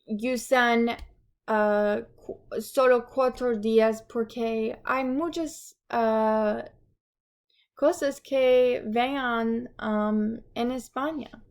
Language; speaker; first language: Spanish; non-native, learner; English